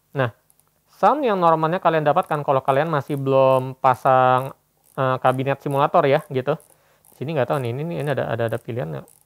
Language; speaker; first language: Indonesian; native; Indonesian